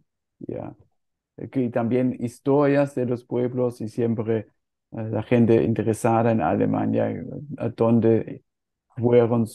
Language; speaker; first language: Spanish; non-native, fluent; German